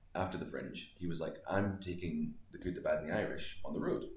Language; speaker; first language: English; native; English